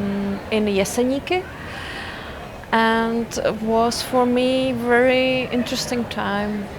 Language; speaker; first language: English; non-native, fluent; Czech